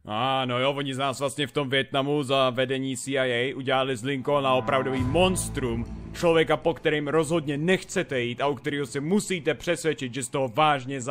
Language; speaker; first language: Czech; native; Czech